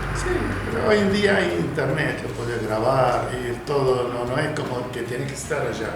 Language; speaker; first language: Spanish; non-native, fluent; Arabic